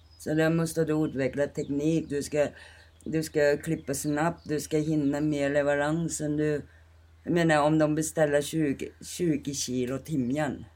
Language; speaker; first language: Swedish; non-native, fluent; Thai